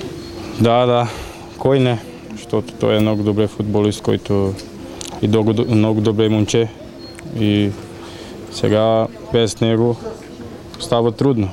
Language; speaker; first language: Bulgarian; non-native, learner; Portuguese